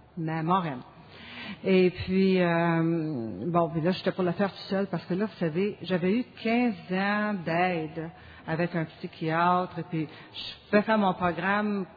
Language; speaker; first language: French; native; French